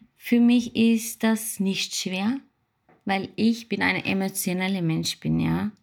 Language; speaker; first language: German; non-native, learner; Turkish